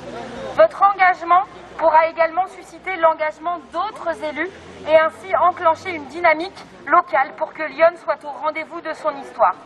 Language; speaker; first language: French; native; French